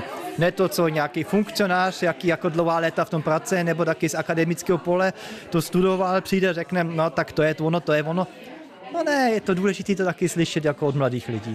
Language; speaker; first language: Czech; early bilingual, heritage; Czech